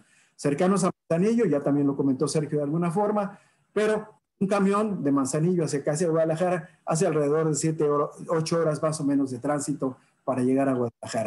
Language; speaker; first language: Spanish; native; Spanish